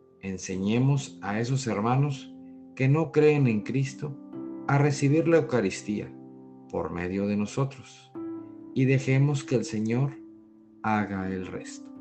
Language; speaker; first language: Spanish; native; Spanish